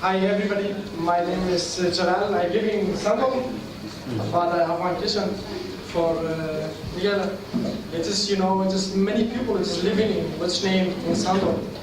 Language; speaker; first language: English; non-native, learner; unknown